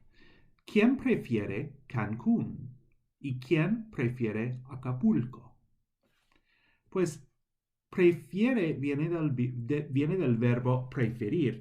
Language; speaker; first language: Spanish; non-native, fluent; English